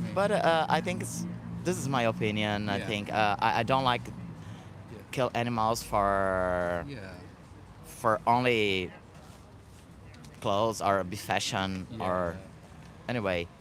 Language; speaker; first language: English; non-native, learner; Portuguese